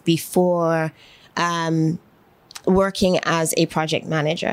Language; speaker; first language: English; native; English